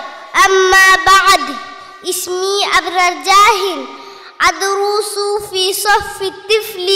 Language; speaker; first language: Arabic; non-native, learner; Bangla